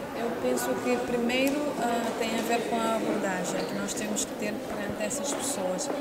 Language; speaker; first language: Portuguese; non-native, local second language; Kabuverdianu